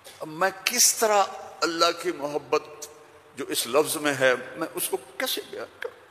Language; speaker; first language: Urdu; non-native, local second language; Punjabi